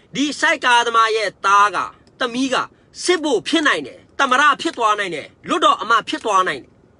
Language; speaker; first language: Burmese; non-native, local second language; Mon